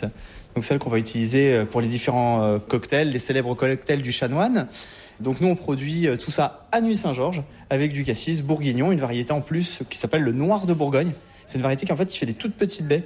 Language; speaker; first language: French; native; French